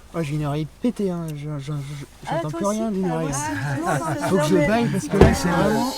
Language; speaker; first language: French; native; French